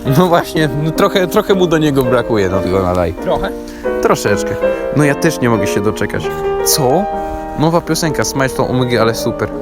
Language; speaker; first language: Polish; native; Polish